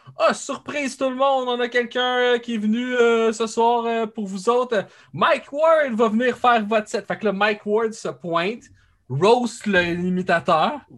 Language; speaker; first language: French; native; French